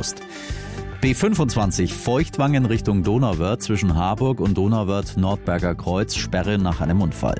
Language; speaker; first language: German; native; German